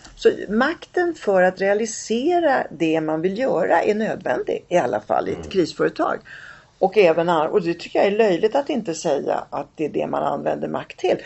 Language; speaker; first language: Swedish; early bilingual, other home language; Italian